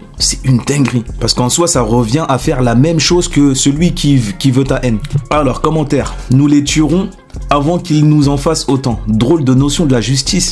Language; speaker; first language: French; native; French